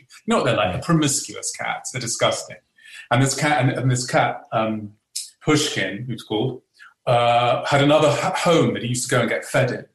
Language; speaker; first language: English; native; English